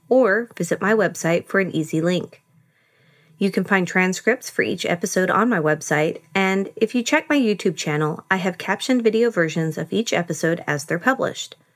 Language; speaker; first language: English; native; English